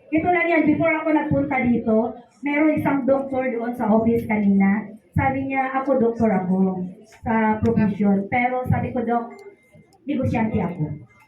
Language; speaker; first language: Filipino; non-native, local second language; Hiligaynon